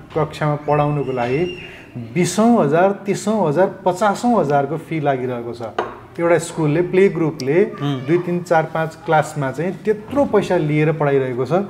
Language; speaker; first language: Nepali; native; Nepali